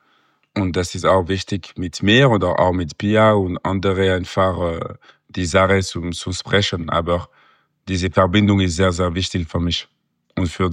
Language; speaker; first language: German; non-native, local second language; French